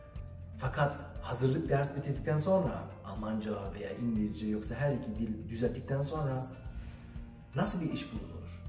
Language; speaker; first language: Turkish; non-native, learner; German